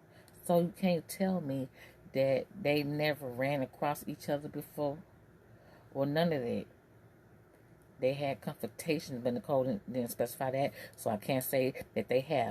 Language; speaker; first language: English; native; English